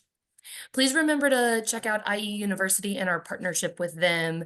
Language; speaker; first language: English; native; English